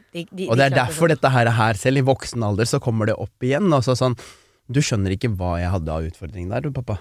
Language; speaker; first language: Norwegian; early bilingual, other home language; Tamil